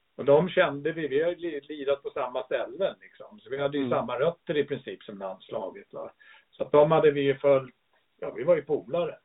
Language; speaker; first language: Swedish; early bilingual, other home language; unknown